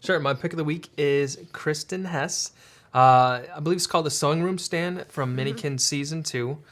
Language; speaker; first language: English; native; English